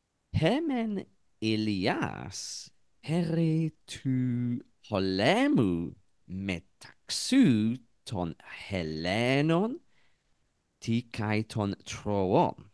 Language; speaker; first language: Greek; non-native, learner; English